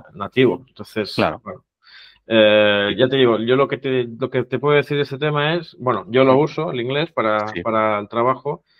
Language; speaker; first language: Spanish; non-native, local second language; Catalan